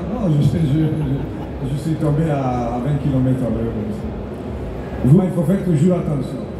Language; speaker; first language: French; non-native, learner; Italian